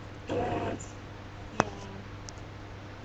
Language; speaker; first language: English; non-native, learner; Indonesian